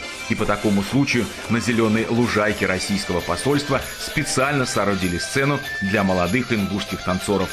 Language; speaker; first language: Russian; native; Russian